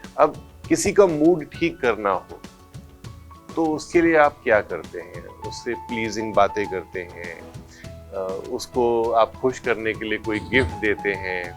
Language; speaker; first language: Hindi; native; Hindi